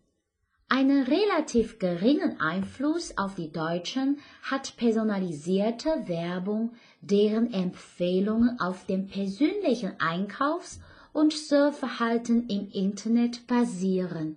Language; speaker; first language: German; non-native, fluent; Chinese